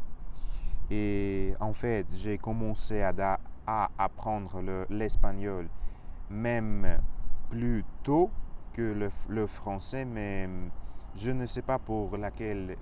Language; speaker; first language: French; non-native, learner; Russian